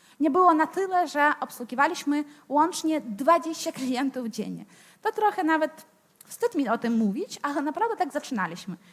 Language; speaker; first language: Polish; non-native, fluent; Ukrainian